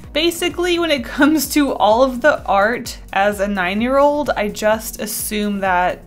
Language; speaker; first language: English; native; English